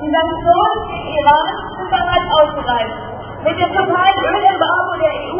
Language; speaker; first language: German; native; German